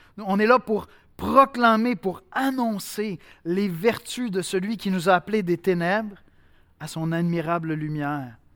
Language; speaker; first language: French; native; French